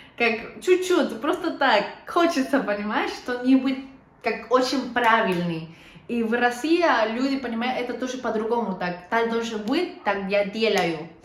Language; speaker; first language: Russian; non-native, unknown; Spanish